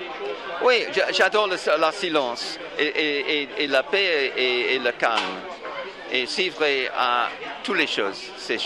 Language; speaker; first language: French; non-native, fluent; English